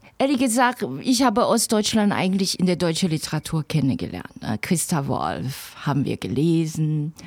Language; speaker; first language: German; non-native, fluent; Chinese